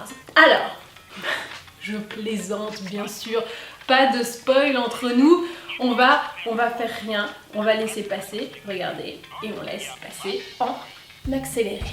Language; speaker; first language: French; native; French